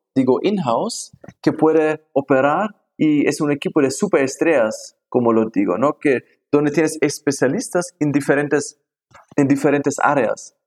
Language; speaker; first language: Spanish; non-native, fluent; German